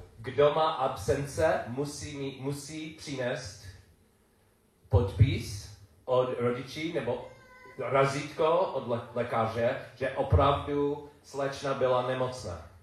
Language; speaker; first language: Czech; non-native, learner; English